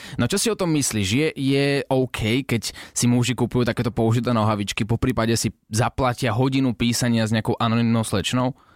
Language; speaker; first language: Slovak; native; Slovak